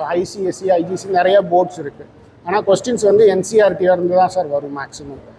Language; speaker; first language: Tamil; native; Tamil